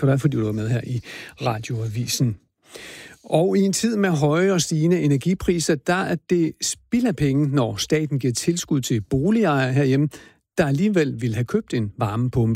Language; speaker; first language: Danish; native; Danish